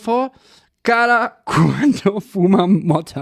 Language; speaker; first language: Spanish; native; Spanish